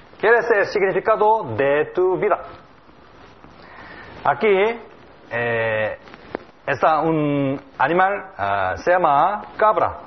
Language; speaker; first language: Spanish; non-native, learner; Korean